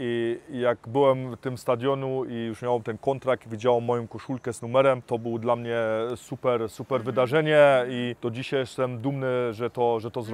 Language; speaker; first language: Polish; early bilingual, heritage; Polish